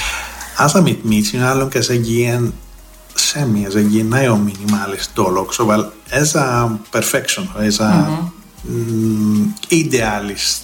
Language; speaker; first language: Hungarian; non-native, fluent; Greek